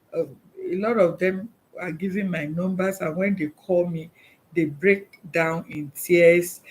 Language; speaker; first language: English; non-native, local second language; Yoruba